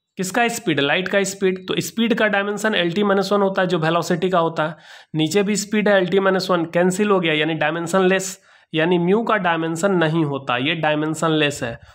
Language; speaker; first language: Hindi; native; Hindi